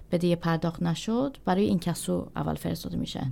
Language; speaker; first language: Persian; early bilingual, other home language; Swedish